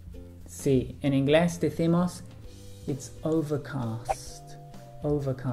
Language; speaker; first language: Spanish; non-native, fluent; English